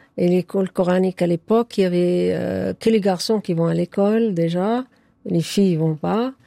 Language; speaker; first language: French; non-native, fluent; Arabic